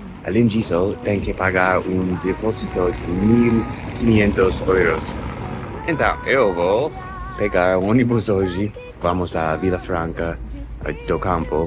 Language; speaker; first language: Portuguese; non-native, fluent; English